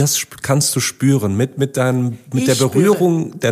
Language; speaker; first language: German; native; German